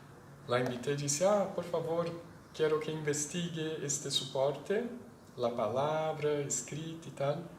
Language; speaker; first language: Spanish; non-native, fluent; Portuguese